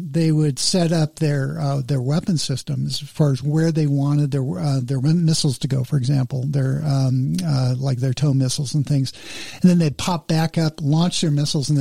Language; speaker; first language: English; native; English